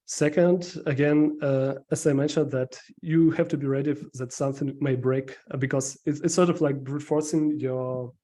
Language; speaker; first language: English; non-native, fluent; Ukrainian